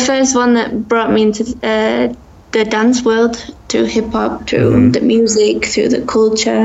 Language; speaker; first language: English; native; English